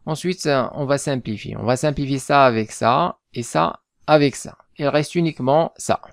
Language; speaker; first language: French; non-native, local second language; Arabic